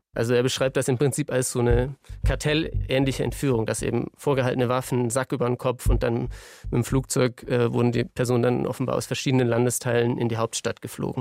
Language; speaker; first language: German; native; German